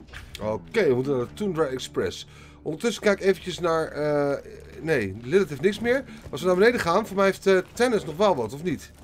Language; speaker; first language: Dutch; native; Dutch